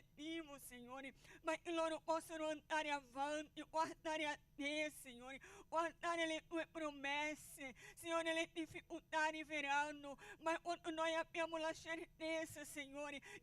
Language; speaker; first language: Italian; non-native, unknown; Portuguese